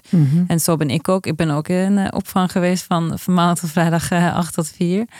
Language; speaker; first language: Dutch; non-native, fluent; Norwegian